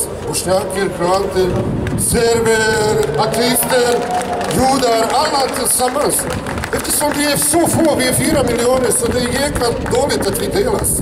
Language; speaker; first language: Swedish; non-native, fluent; Bosnian